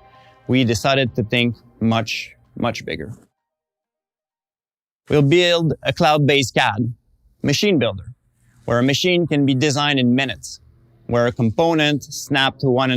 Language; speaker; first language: English; non-native, local second language; French